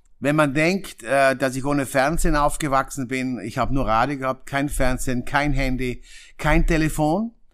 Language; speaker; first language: German; native; German